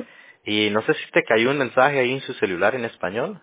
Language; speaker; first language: Spanish; early bilingual, heritage; Spanish